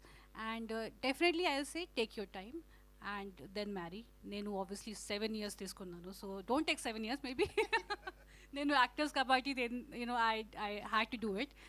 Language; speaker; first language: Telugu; non-native, fluent; Hindi